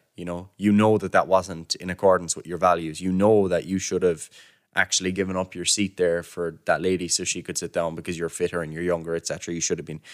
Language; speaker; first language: English; native; English